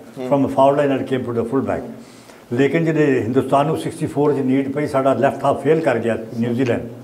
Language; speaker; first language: English; non-native, local second language; Punjabi